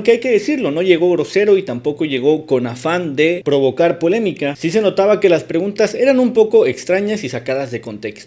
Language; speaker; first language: Spanish; native; Spanish